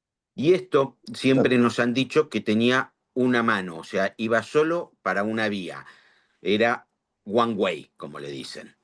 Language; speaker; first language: Spanish; native; Spanish